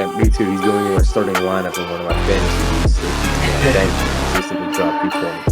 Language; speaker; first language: English; native; English